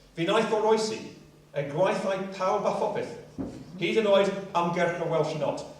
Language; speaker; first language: Welsh; non-native, local second language; English